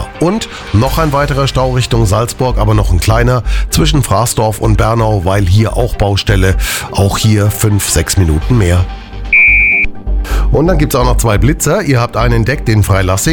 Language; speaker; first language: German; native; German